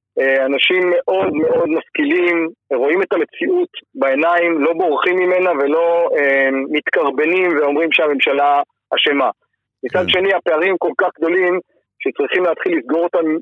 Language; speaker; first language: Hebrew; native; Hebrew